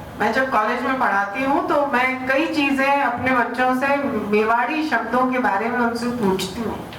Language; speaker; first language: Hindi; native; Hindi